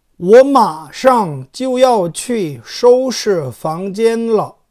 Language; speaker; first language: Chinese; non-native, fluent; Korean